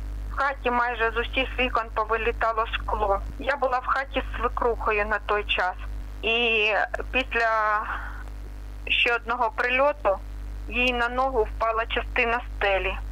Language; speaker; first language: Ukrainian; non-native, local second language; Russian